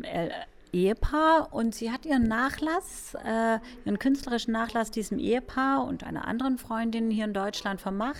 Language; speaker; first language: German; native; German